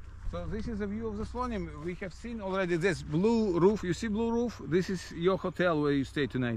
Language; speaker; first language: English; non-native, fluent; Russian